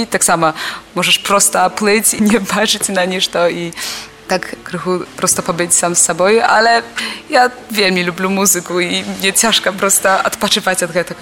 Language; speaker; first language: Polish; non-native, learner; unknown